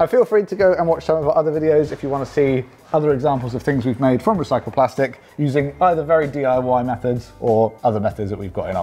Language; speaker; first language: English; native; English